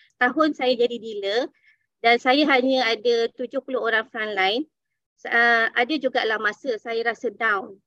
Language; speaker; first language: Malay; native; Malay